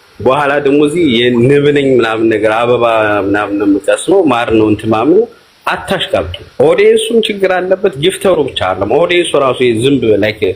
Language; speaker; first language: Amharic; native; Amharic